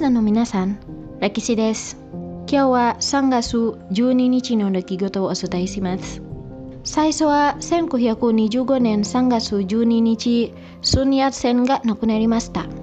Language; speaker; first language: Japanese; non-native, fluent; Indonesian